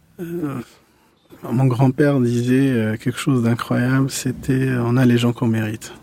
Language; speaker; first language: French; non-native, local second language; Arabic